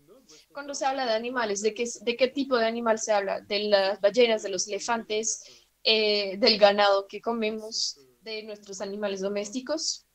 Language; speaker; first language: Spanish; non-native, fluent; French